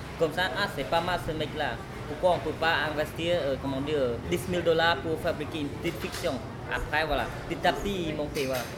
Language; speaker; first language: French; non-native, fluent; Khmer